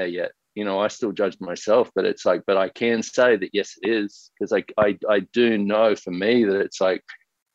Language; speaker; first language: English; native; English